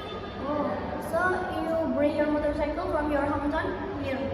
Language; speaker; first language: English; non-native, learner; Indonesian